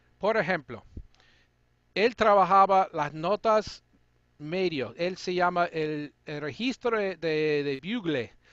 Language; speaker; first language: Spanish; non-native, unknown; English